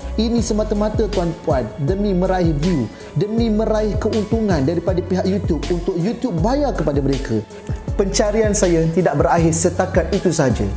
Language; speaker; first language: Malay; native; Malay